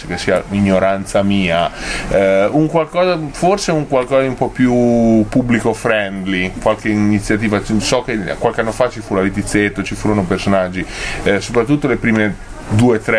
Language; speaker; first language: Italian; native; Italian